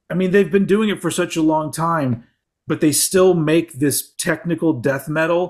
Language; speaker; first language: English; native; English